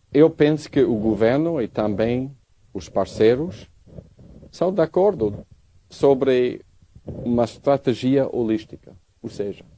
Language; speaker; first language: Portuguese; non-native, learner; English